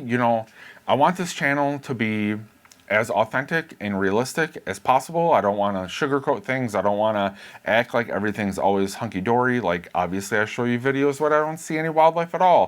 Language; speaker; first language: English; native; English